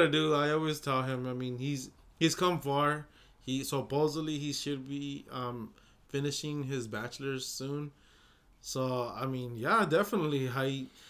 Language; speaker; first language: English; early bilingual, other home language; Spanish